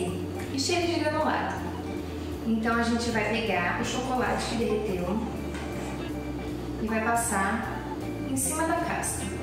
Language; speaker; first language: Portuguese; native; Portuguese